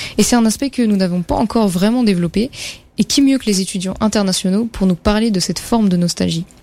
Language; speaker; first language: French; native; French